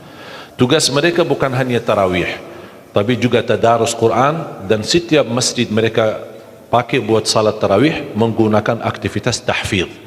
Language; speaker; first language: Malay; non-native, fluent; Arabic